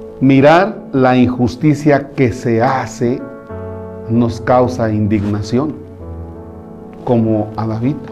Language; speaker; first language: Spanish; native; Spanish